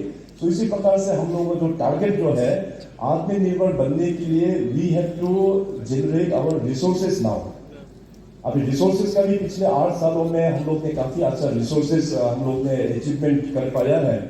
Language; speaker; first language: Hindi; non-native, local second language; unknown